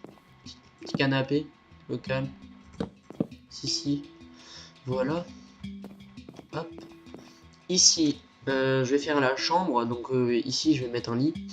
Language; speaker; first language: French; native; French